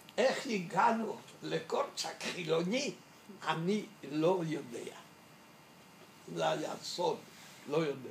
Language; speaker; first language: Hebrew; non-native, fluent; Yiddish